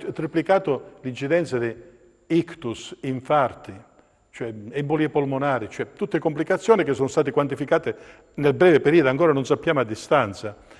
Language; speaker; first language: Italian; native; Italian